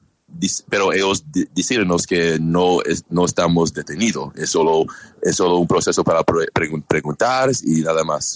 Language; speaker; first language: Spanish; non-native, learner; English